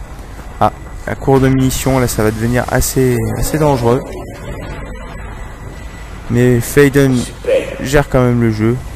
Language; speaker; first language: French; native; French